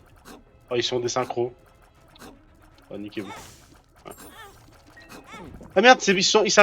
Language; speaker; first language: French; native; French